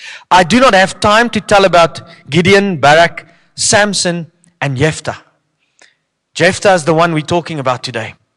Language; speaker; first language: English; non-native, local second language; Afrikaans